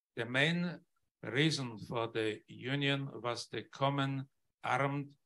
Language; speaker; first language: English; non-native, learner; Polish